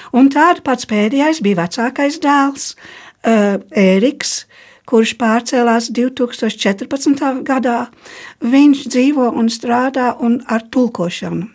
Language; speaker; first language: Latvian; early bilingual, heritage; Latvian